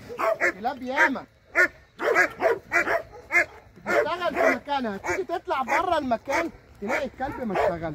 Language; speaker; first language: Arabic; native; Arabic